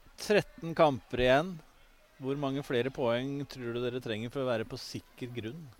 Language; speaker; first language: Norwegian; native; Norwegian